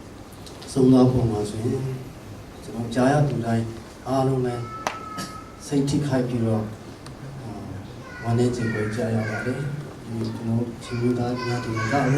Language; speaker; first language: Burmese; non-native, local second language; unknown